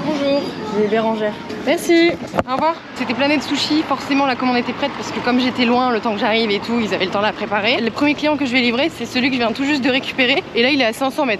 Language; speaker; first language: French; native; French